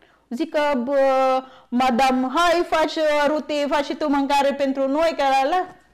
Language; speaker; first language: Romanian; non-native, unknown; Filipino